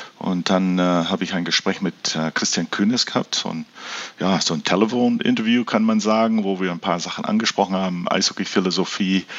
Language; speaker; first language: German; early bilingual, heritage; German